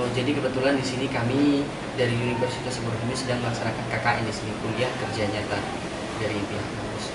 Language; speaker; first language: Indonesian; non-native, local second language; Sasak